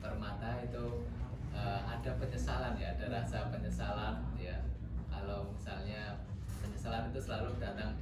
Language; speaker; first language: Indonesian; native; Indonesian